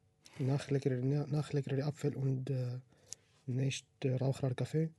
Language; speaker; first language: German; non-native, learner; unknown